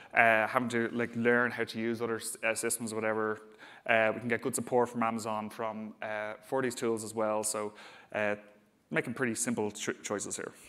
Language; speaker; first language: English; native; English